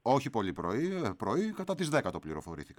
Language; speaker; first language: Greek; native; Greek